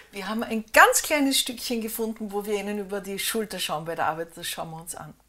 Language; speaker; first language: German; native; German